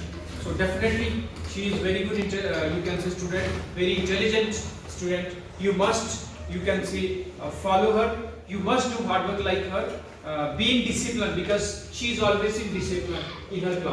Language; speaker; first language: English; non-native, local second language; Hindi